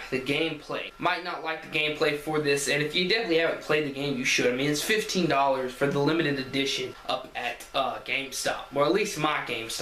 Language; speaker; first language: English; native; English